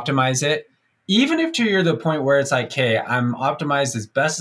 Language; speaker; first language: English; native; English